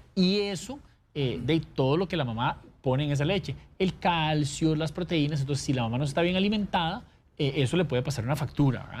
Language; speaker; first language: Spanish; native; Spanish